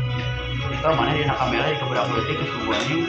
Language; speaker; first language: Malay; non-native, local second language; Sundanese